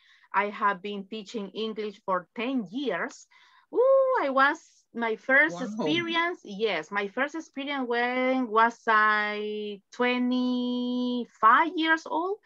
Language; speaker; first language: English; non-native, fluent; Spanish